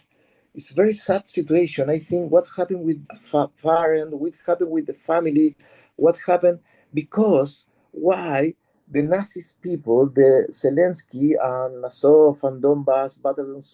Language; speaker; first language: English; non-native, learner; Spanish